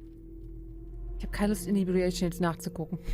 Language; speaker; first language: German; native; German